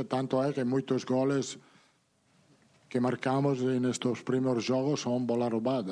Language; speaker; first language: Portuguese; non-native, learner; Italian